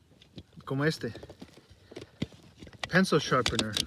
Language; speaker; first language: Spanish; early bilingual, heritage; Spanish